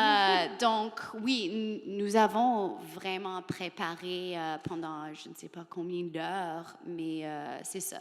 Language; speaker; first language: French; non-native, learner; English